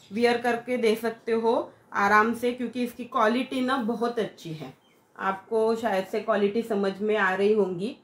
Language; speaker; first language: Hindi; non-native, local second language; Marathi